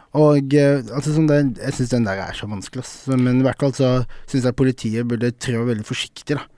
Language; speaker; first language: Norwegian; early bilingual, other home language; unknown